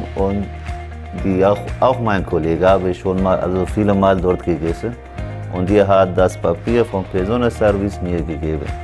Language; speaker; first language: German; non-native, learner; Arabic